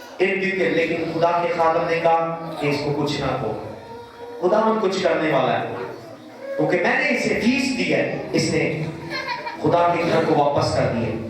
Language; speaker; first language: Urdu; non-native, local second language; Punjabi